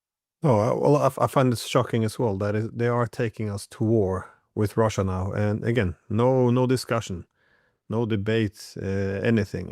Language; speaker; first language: English; non-native, fluent; Norwegian